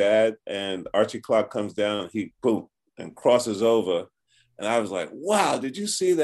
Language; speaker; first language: English; native; English